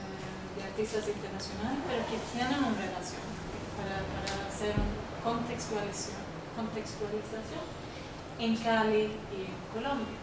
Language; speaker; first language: Spanish; non-native, learner; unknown